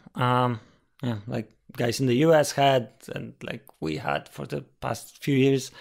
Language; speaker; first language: English; non-native, fluent; Polish